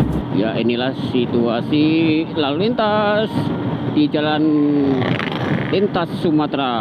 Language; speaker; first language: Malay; non-native, local second language; Javanese